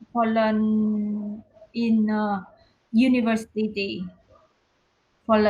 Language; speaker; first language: English; non-native, learner; Vietnamese